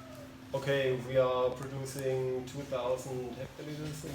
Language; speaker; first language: English; non-native, learner; German